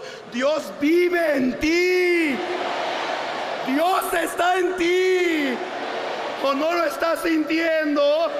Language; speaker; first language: Spanish; native; Spanish